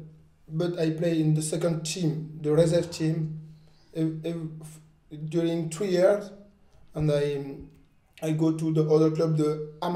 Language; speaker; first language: English; non-native, learner; French